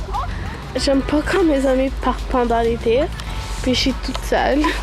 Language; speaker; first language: French; early bilingual, other home language; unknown